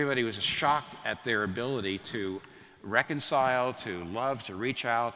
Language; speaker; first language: English; native; English